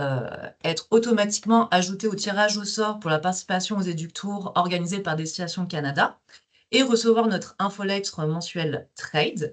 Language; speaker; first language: French; native; French